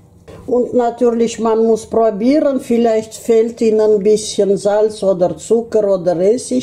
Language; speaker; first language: German; non-native, fluent; Russian